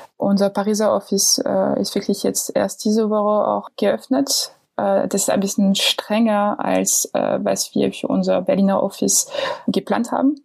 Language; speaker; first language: German; non-native, fluent; French